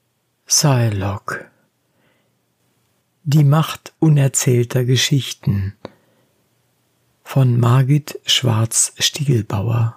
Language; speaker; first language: German; native; German